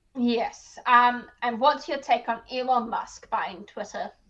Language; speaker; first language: English; native; English